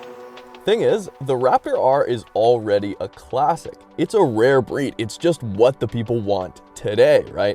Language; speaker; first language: English; native; English